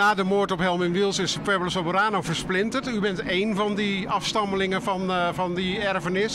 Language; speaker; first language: Dutch; native; Dutch